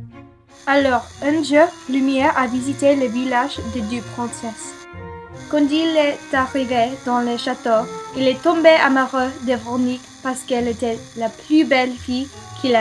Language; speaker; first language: French; non-native, learner; English